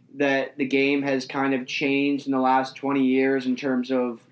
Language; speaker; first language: English; native; English